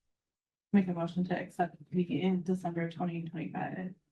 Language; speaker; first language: English; native; English